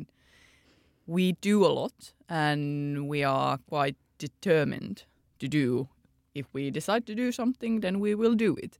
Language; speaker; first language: English; non-native, fluent; Finnish